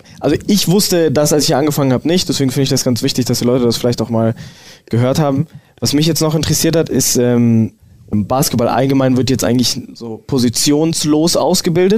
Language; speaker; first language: German; native; German